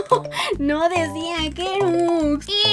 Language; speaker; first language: Spanish; native; Spanish